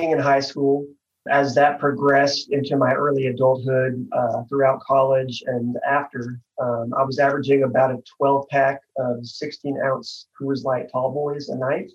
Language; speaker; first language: English; native; English